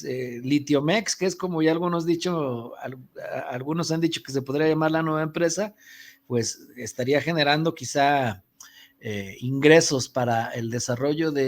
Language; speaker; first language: Spanish; native; Spanish